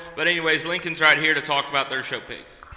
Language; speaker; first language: English; native; English